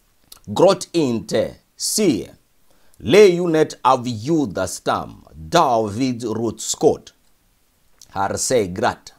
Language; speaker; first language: Swedish; non-native, fluent; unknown